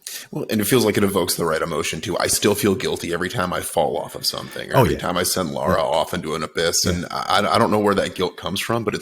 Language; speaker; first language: English; native; English